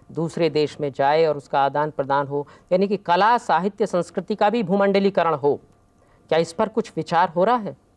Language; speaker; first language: Hindi; native; Hindi